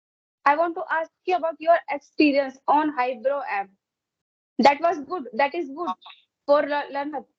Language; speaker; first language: English; non-native, learner; Hindi